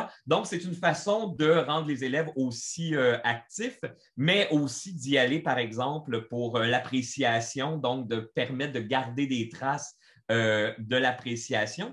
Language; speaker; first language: French; native; French